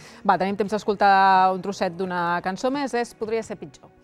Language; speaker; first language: Catalan; native; Catalan